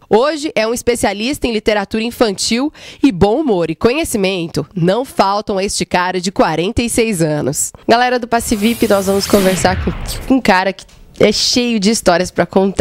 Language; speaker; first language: Portuguese; native; Portuguese